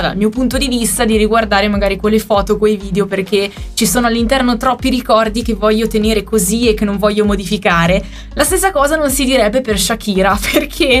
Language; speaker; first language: Italian; native; Italian